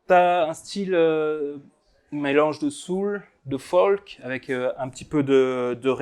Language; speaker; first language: French; native; French